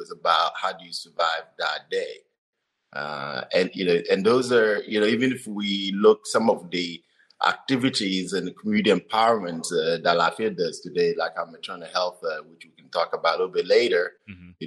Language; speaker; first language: English; non-native, fluent; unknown